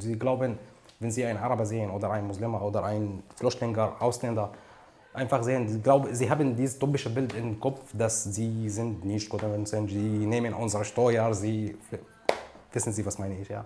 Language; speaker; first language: German; non-native, learner; Arabic